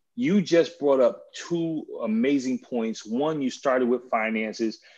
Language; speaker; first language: English; native; English